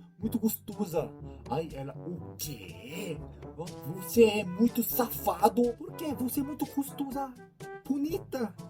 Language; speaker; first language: Portuguese; non-native, learner; Korean